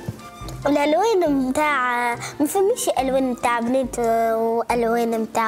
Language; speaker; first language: Arabic; native; Arabic